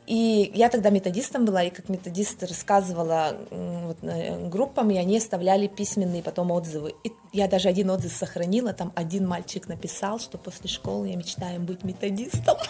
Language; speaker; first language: Russian; non-native, local second language; Yakut